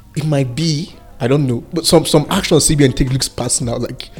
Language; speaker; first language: English; non-native, local second language; Igbo